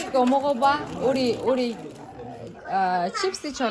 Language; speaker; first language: Korean; non-native, learner; Kazakh